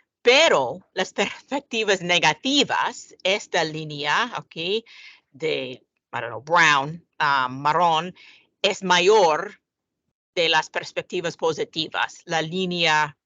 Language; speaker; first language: Spanish; non-native, fluent; English